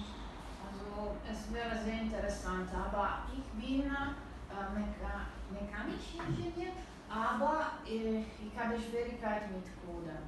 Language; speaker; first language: German; non-native, learner; Italian